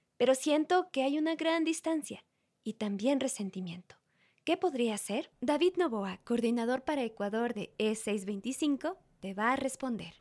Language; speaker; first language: Spanish; native; Spanish